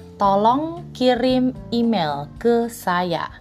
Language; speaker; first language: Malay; non-native, fluent; Chinese